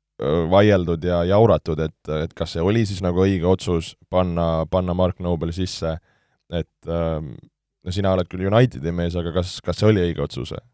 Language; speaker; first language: Estonian; native; Estonian